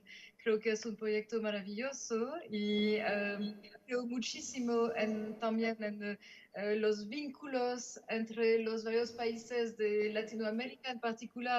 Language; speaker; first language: Spanish; non-native, fluent; French